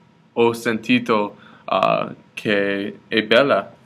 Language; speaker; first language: Italian; non-native, learner; English